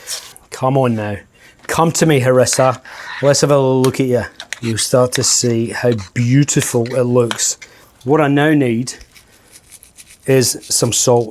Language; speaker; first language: English; native; English